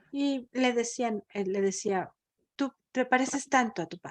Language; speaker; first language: Spanish; native; Spanish